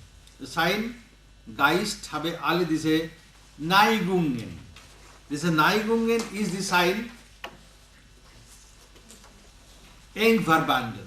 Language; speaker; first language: German; non-native, learner; Bangla